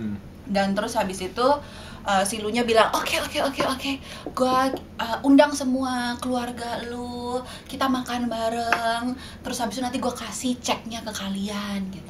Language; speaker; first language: Indonesian; native; Indonesian